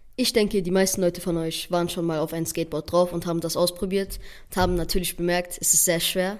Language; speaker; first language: German; native; German